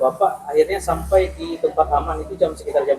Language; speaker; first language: Indonesian; native; Indonesian